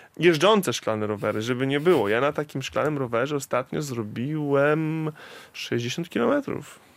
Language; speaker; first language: Polish; native; Polish